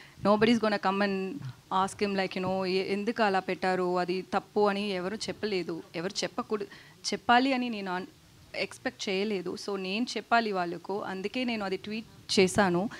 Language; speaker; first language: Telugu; non-native, learner; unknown